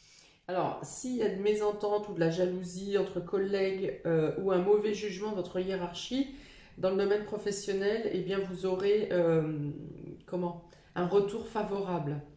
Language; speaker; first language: French; native; French